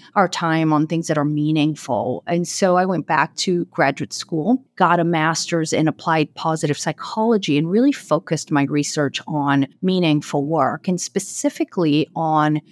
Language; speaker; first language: English; non-native, fluent; Portuguese